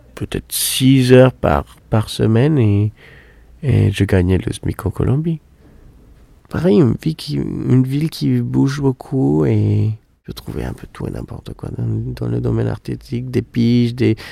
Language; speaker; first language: French; non-native, fluent; Spanish